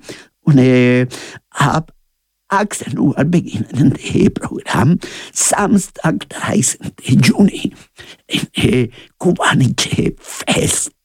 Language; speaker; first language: German; non-native, learner; Spanish